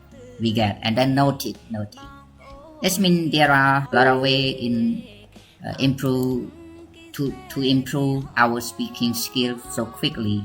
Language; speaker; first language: English; non-native, learner; Khmer